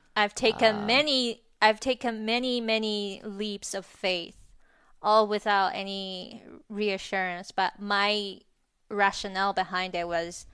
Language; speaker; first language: English; non-native, fluent; Chinese